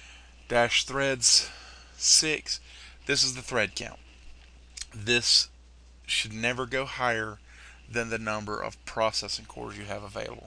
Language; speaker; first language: English; native; English